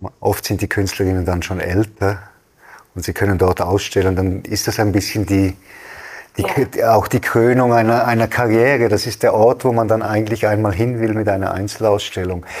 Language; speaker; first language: German; native; German